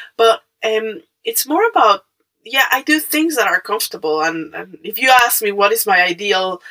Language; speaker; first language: English; non-native, fluent; Spanish